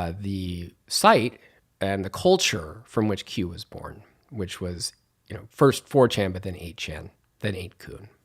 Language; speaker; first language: English; native; English